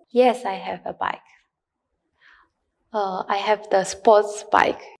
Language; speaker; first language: English; non-native, learner; Japanese